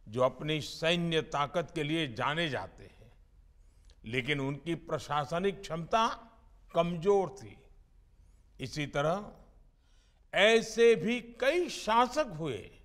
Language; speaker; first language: Hindi; non-native, local second language; Gujarati